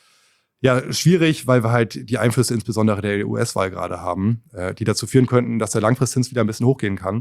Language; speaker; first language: German; native; German